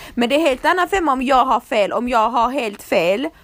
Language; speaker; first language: Swedish; early bilingual, other home language; Croatian